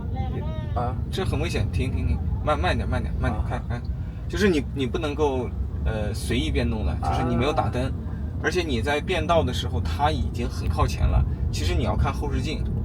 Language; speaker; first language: Chinese; native; Chinese